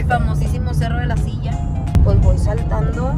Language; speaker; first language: Spanish; native; Spanish